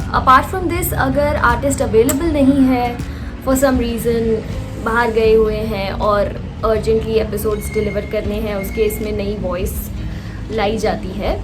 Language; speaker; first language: Hindi; native; Hindi